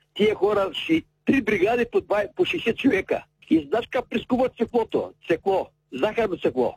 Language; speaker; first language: Bulgarian; native; Bulgarian